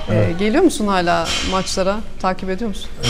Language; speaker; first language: Turkish; native; Turkish